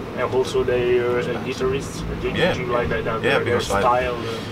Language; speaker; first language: English; non-native, fluent; Italian